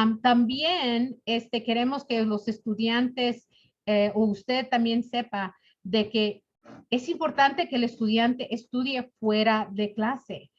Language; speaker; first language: Spanish; early bilingual, other home language; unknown